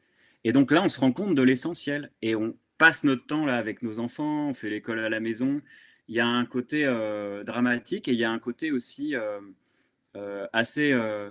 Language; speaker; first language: French; native; French